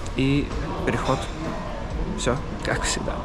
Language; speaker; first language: Russian; native; Russian